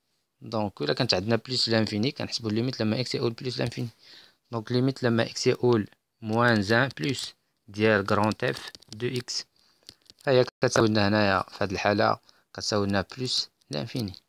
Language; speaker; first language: Arabic; native; Arabic